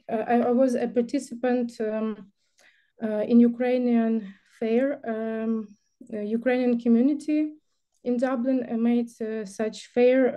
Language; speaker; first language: English; non-native, learner; Ukrainian